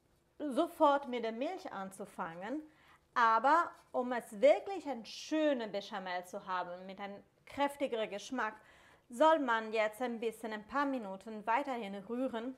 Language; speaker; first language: German; non-native, fluent; Italian